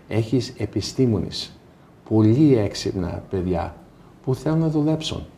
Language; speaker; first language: Greek; early bilingual, heritage; Greek